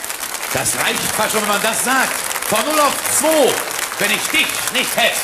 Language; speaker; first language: German; native; German